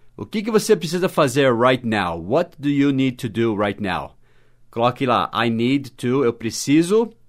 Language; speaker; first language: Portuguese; non-native, fluent; English